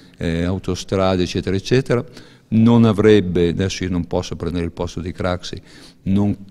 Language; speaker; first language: Italian; native; Italian